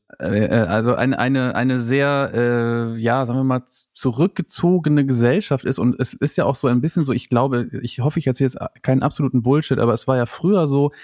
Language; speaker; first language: German; native; German